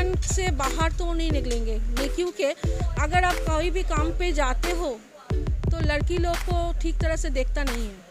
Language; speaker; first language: Hindi; non-native, local second language; Bangla